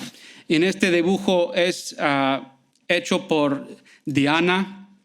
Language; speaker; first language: Spanish; early bilingual, heritage; Spanish